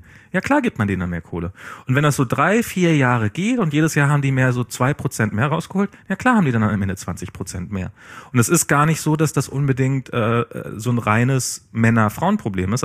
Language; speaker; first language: German; native; German